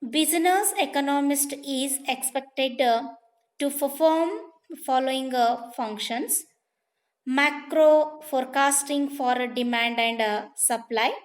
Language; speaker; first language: English; non-native, local second language; Kannada